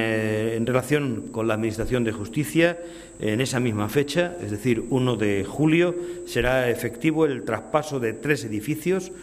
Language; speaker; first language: Spanish; native; Spanish